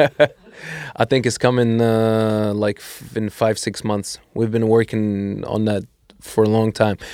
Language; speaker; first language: English; non-native, fluent; Russian